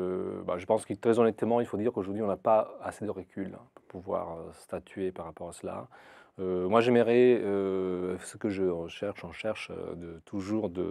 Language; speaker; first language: French; non-native, fluent; Italian